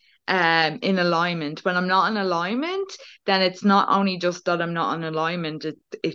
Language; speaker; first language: English; native; English